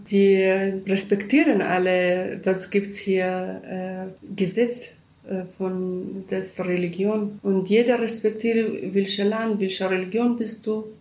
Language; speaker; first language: German; non-native, learner; Kurdish